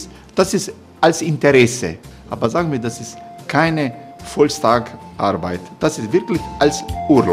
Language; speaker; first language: German; non-native, learner; Croatian